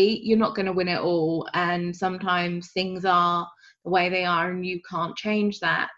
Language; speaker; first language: English; native; English